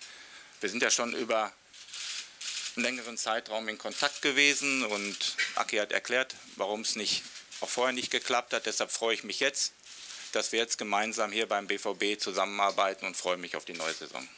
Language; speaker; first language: German; native; German